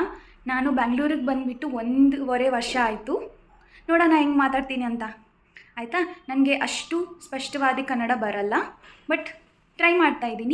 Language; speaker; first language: Kannada; non-native, local second language; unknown